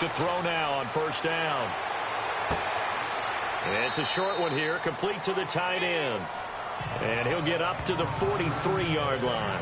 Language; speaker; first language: English; native; English